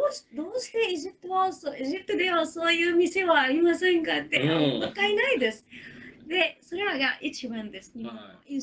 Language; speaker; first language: Japanese; non-native, learner; Arabic